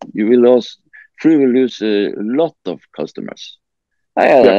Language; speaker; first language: English; non-native, learner; Norwegian